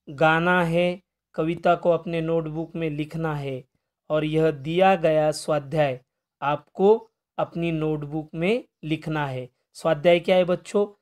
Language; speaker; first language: Hindi; non-native, local second language; Marathi